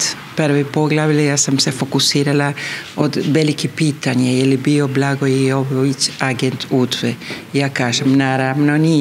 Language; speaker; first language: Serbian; early bilingual, heritage; Spanish